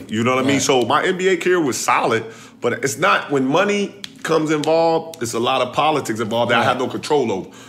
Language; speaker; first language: English; native; English